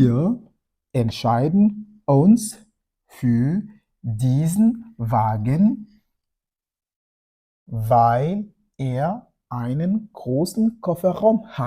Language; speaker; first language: German; non-native, fluent; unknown